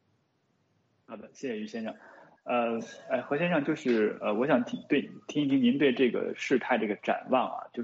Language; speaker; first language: Chinese; native; Chinese